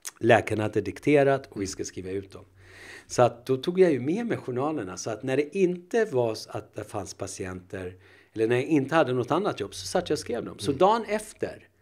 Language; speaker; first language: Swedish; early bilingual, other home language; Turoyo